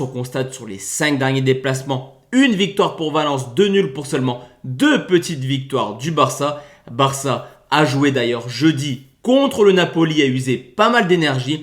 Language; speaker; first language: French; native; French